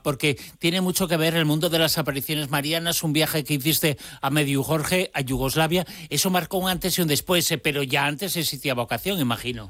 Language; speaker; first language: Spanish; native; Spanish